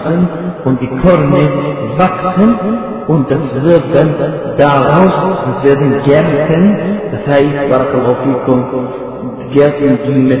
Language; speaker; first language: German; non-native, fluent; Arabic